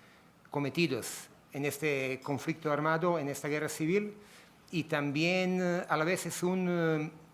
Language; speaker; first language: Spanish; native; Spanish